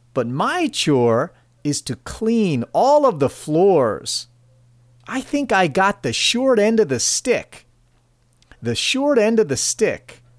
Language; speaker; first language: English; native; English